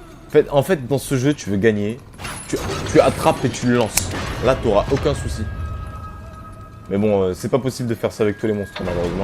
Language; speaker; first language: French; native; French